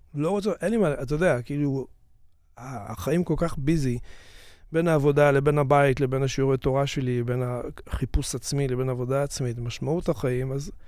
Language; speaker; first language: Hebrew; native; Hebrew